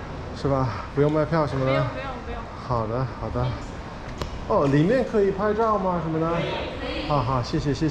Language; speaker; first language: Chinese; non-native, fluent; English